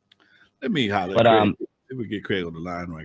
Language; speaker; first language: English; native; English